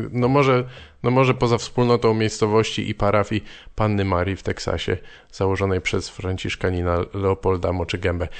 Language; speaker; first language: Polish; native; Polish